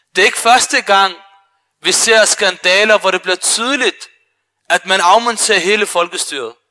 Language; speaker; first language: Danish; early bilingual, other home language; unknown